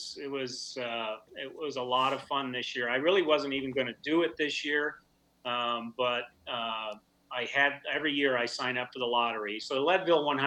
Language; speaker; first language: English; native; English